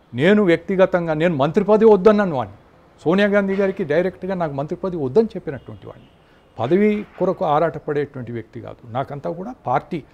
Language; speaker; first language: Telugu; native; Telugu